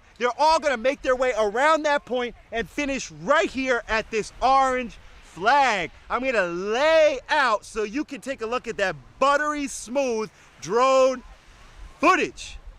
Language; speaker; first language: English; native; English